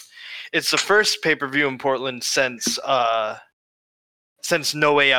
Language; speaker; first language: English; native; English